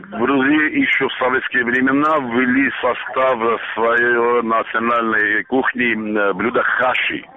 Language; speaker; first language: Russian; non-native, local second language; Armenian